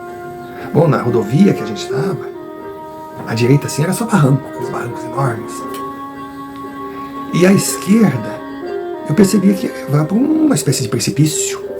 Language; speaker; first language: Portuguese; native; Portuguese